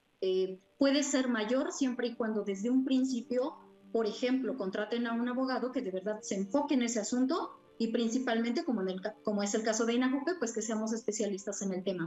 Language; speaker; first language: Spanish; native; Spanish